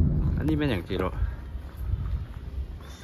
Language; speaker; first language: Japanese; non-native, learner; Lao